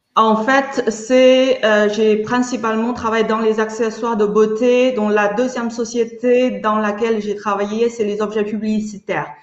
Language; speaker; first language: French; non-native, fluent; Chinese